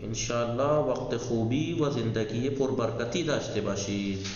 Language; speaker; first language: Persian; non-native, fluent; Urdu